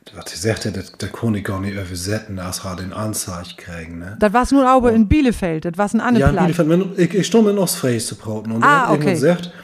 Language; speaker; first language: German; native; German